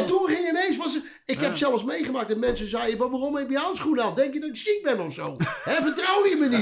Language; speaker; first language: Dutch; native; Dutch